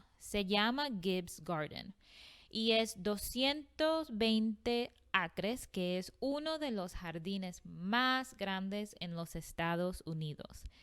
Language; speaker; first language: Spanish; non-native, fluent; English